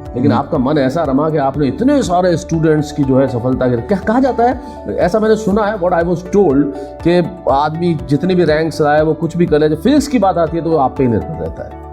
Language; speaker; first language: Hindi; native; Hindi